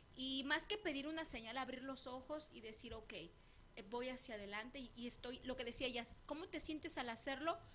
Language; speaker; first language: Spanish; native; Spanish